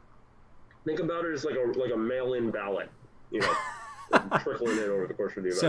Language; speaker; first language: English; native; English